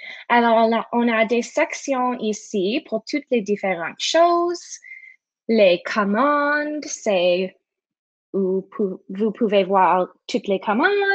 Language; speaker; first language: French; non-native, learner; English